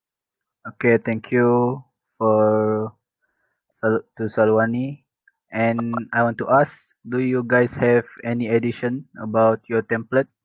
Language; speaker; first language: English; non-native, local second language; Malay